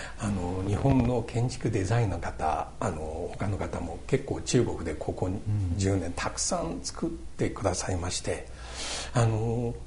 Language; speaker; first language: Japanese; non-native, fluent; Chinese